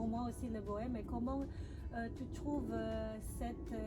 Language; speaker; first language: French; non-native, learner; Indonesian